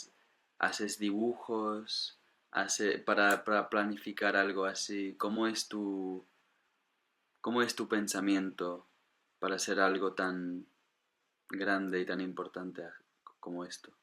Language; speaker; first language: Spanish; non-native, fluent; English